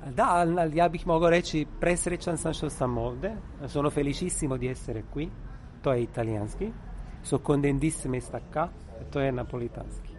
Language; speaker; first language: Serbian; non-native, fluent; Italian